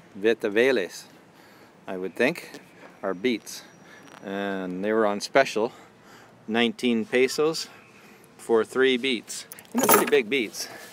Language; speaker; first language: English; native; English